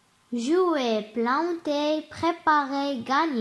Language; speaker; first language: French; non-native, learner; Arabic